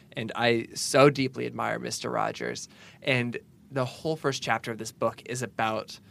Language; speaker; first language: English; native; English